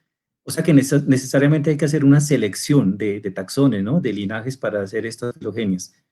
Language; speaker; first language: Spanish; native; Spanish